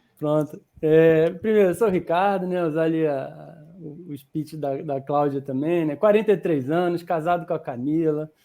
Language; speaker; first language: Portuguese; native; Portuguese